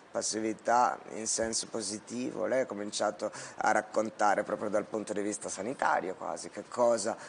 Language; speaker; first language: Italian; native; Italian